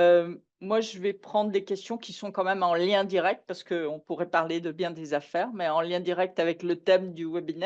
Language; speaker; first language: French; native; French